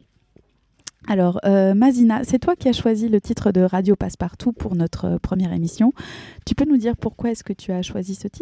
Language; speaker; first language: French; native; French